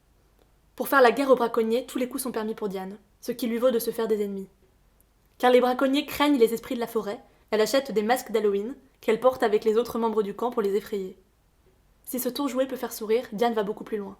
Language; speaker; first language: French; native; French